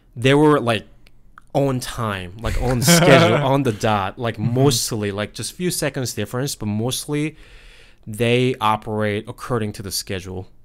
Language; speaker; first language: English; non-native, fluent; Korean